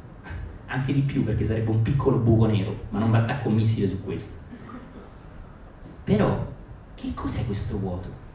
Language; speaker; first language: Italian; native; Italian